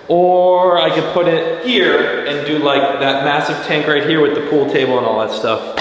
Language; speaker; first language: English; native; English